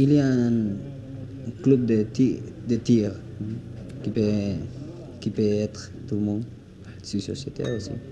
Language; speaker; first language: French; non-native, learner; Spanish